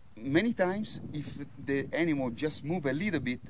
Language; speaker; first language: English; non-native, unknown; Italian